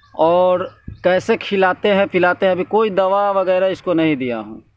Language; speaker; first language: Hindi; native; Hindi